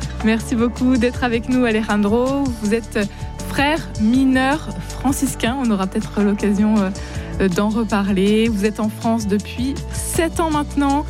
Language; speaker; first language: French; native; French